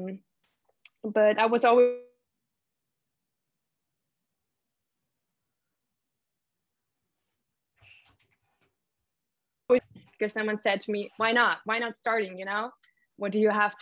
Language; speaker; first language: English; non-native, fluent; German